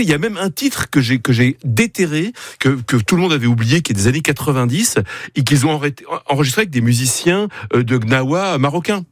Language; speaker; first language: French; native; French